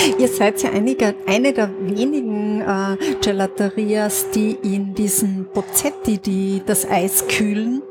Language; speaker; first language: German; native; German